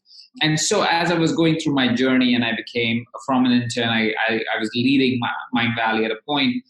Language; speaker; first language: English; non-native, local second language; Hindi